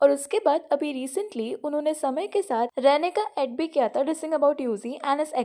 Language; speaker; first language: Hindi; native; Hindi